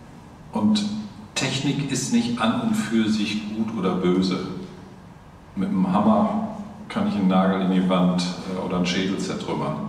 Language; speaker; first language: German; native; German